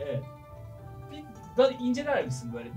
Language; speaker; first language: Turkish; native; Turkish